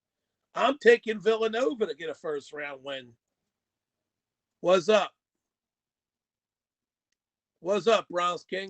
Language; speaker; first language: English; native; English